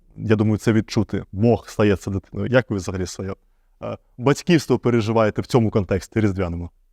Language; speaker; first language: Ukrainian; native; Ukrainian